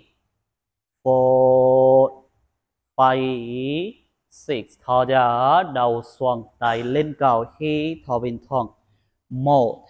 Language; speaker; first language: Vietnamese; non-native, learner; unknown